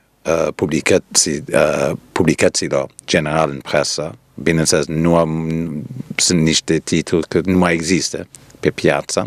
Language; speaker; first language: Romanian; early bilingual, heritage; Romanian